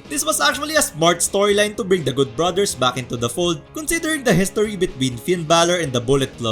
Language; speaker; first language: English; native; English